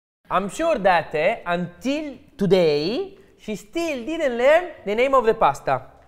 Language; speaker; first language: English; non-native, fluent; Italian